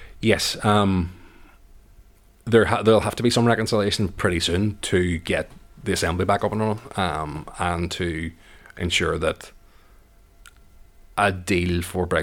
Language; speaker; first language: English; native; English